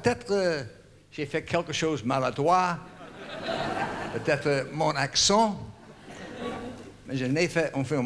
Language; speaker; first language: French; non-native, learner; English